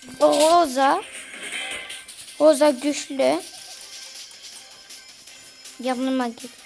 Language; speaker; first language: Turkish; early bilingual, heritage; Turkish